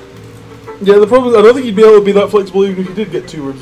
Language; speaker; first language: English; native; English